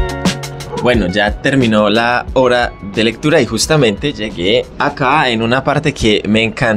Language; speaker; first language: Spanish; native; Spanish